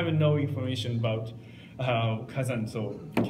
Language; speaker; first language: English; non-native, learner; Japanese